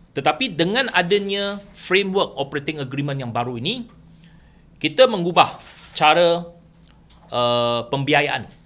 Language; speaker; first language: Malay; non-native, local second language; Chinese